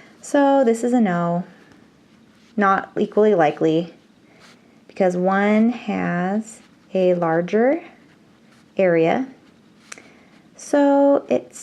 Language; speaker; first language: English; native; English